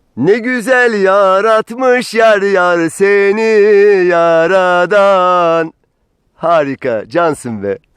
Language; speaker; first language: Turkish; native; Turkish